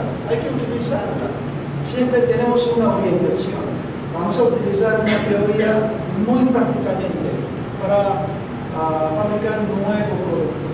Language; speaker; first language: Spanish; non-native, learner; Korean